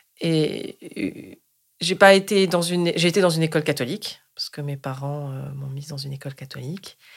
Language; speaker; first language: French; native; French